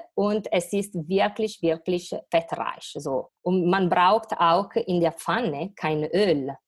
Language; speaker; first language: German; non-native, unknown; Italian